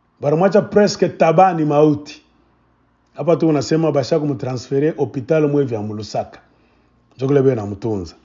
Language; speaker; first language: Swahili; native; Swahili